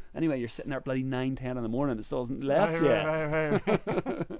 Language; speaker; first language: English; native; English